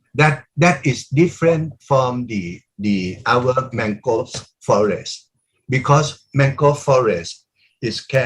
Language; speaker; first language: English; non-native, learner; Thai